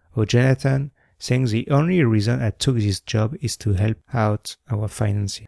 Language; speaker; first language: English; non-native, fluent; French